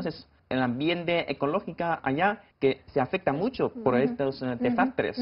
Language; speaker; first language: Spanish; non-native, fluent; Chinese